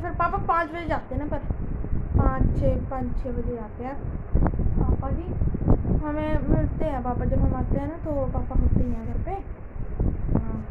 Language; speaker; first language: Hindi; native; Hindi